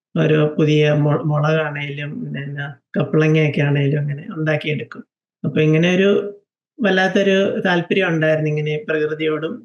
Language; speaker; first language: Malayalam; native; Malayalam